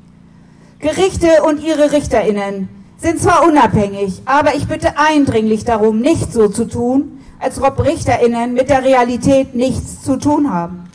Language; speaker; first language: German; native; German